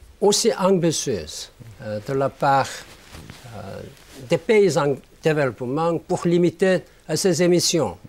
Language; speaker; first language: French; non-native, learner; Korean